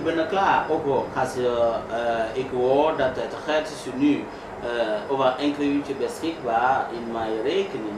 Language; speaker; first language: Dutch; non-native, learner; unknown